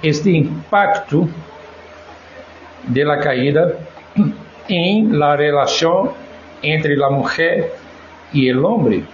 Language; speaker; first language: Spanish; non-native, fluent; Portuguese